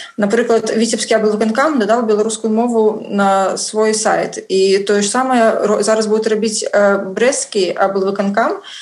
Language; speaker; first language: Belarusian; non-native, local second language; Russian